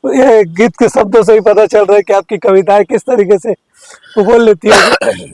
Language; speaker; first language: Hindi; native; Hindi